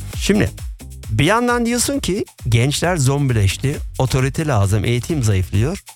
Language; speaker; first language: Turkish; early bilingual, heritage; Turkish